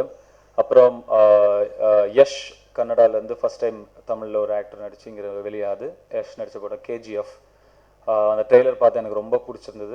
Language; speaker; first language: Tamil; native; Tamil